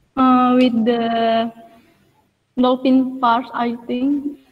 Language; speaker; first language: English; non-native, fluent; Indonesian